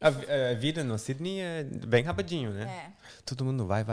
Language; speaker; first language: Portuguese; non-native, learner; English